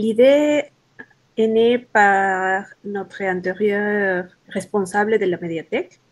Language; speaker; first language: French; non-native, learner; Spanish